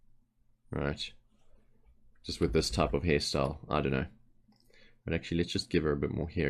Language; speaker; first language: English; native; English